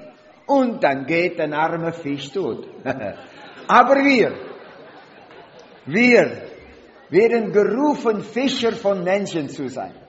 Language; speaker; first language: German; non-native, learner; Dutch